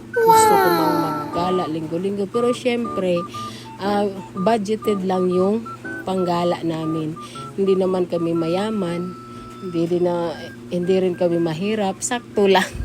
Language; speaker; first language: Filipino; non-native, local second language; Cebuano